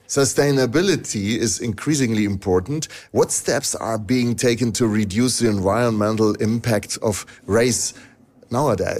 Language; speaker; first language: English; non-native, fluent; German